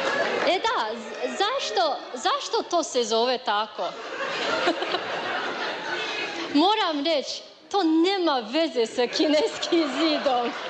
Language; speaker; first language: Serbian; non-native, learner; Chinese